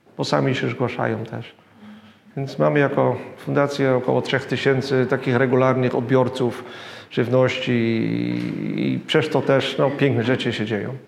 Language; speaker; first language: Polish; non-native, fluent; Dutch